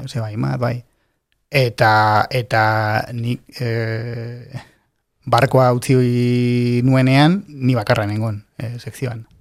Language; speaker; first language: Basque; non-native, local second language; Spanish